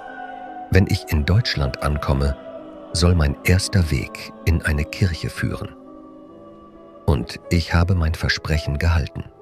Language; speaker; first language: German; non-native, fluent; Persian